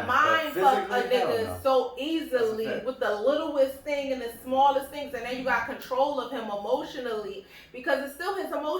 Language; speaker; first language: English; native; English